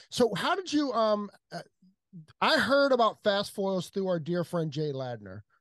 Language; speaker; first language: English; native; English